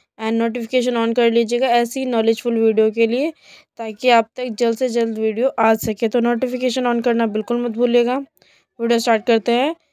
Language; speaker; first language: Hindi; native; Hindi